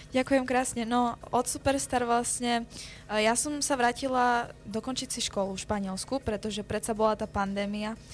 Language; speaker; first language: Slovak; early bilingual, other home language; Spanish